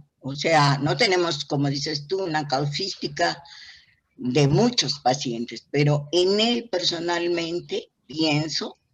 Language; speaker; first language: Spanish; native; Spanish